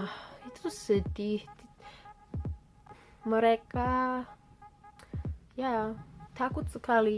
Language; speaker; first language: Indonesian; non-native, learner; Turkish